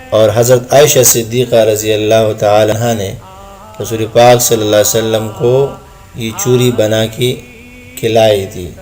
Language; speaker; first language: Urdu; non-native, local second language; Pashto